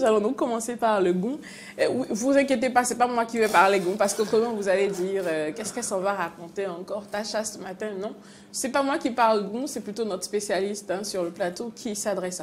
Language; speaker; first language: French; non-native, local second language; Fon